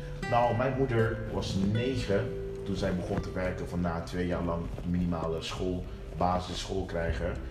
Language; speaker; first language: Dutch; early bilingual, other home language; Papiamento